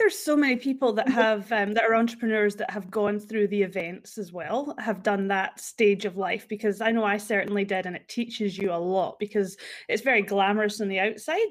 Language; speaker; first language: English; native; English